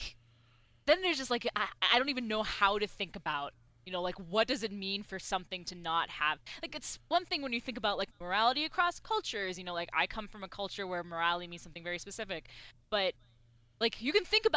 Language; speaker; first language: English; early bilingual, other home language; Persian